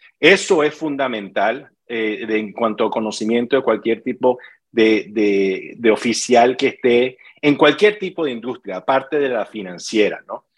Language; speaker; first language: Spanish; native; Spanish